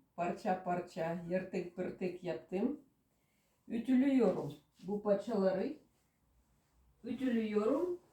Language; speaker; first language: Turkish; non-native, learner; Russian